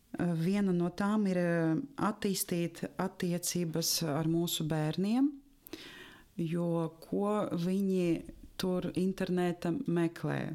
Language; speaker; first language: Latvian; non-native, local second language; Russian